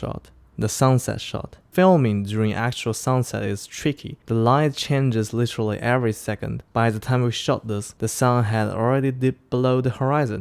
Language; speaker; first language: English; non-native, fluent; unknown